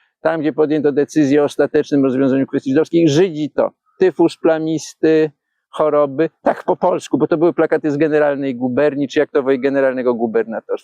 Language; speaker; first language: Polish; native; Polish